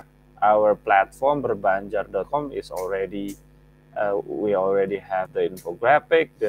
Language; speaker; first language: English; non-native, fluent; Indonesian